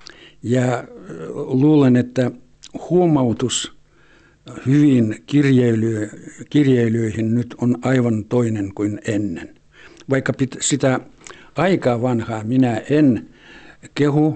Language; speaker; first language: Finnish; early bilingual, heritage; Finnish